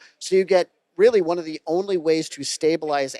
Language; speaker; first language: English; native; English